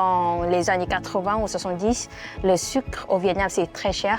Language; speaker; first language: French; non-native, fluent; Vietnamese